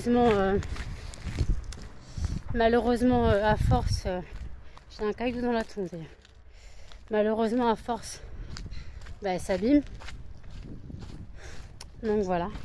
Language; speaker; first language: French; native; French